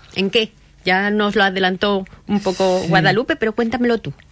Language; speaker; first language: Spanish; native; Spanish